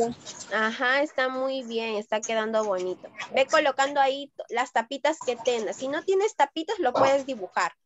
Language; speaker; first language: Spanish; native; Spanish